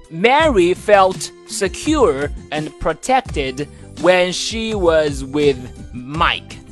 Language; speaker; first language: English; non-native, fluent; Chinese